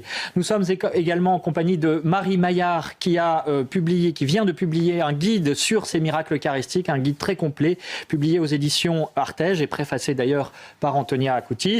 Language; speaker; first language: French; native; French